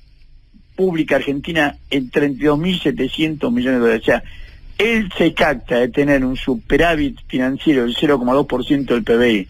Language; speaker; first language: Spanish; native; Spanish